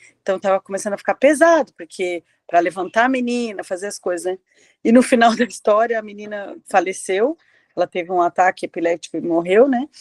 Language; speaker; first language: Portuguese; native; Portuguese